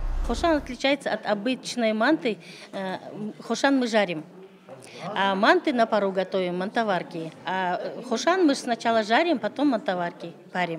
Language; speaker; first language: Russian; non-native, local second language; Uyghur